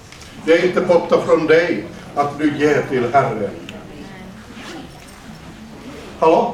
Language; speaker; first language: Swedish; non-native, fluent; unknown